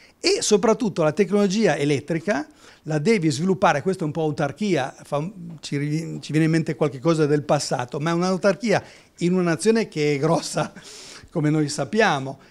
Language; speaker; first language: Italian; native; Italian